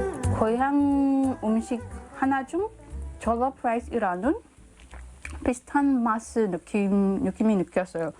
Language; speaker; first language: Korean; non-native, learner; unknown